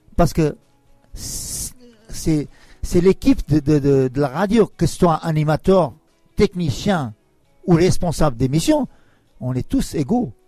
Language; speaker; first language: French; non-native, fluent; Albanian